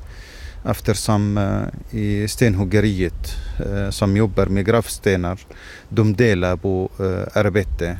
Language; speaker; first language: Swedish; non-native, fluent; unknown